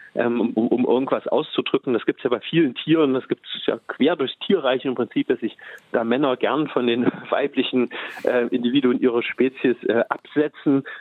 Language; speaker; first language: German; native; German